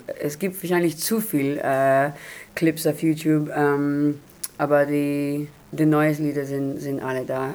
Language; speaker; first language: German; non-native, learner; Hebrew